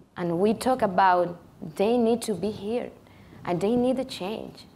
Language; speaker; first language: English; non-native, learner; Spanish